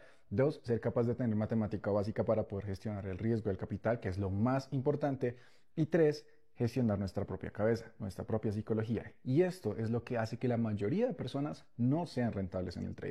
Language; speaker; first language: Spanish; native; Spanish